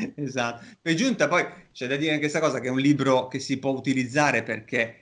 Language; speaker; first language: Italian; native; Italian